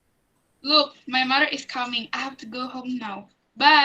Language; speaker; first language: English; non-native, learner; Indonesian